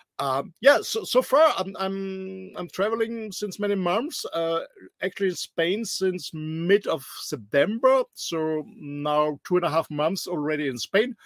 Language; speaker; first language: English; non-native, fluent; German